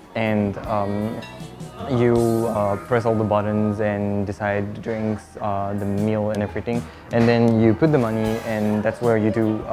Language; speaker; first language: English; non-native, fluent; French